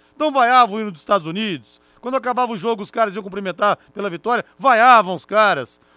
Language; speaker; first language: Portuguese; native; Portuguese